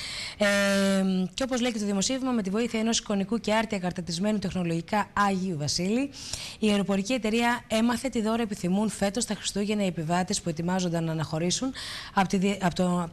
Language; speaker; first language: Greek; native; Greek